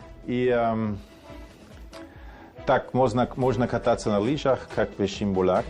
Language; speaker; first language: Russian; non-native, fluent; German